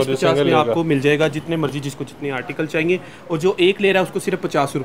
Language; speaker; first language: Urdu; native; Urdu